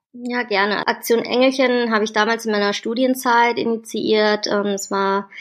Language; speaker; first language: German; native; German